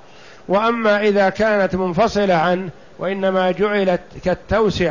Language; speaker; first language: Arabic; native; Arabic